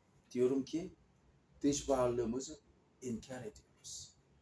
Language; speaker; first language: Turkish; non-native, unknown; Korean